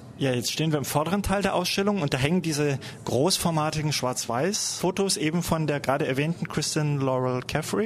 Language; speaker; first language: German; native; German